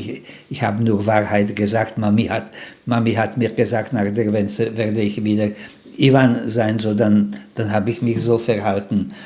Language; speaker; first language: German; non-native, fluent; Slovak